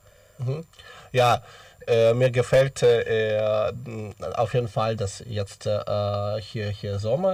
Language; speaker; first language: German; non-native, learner; Russian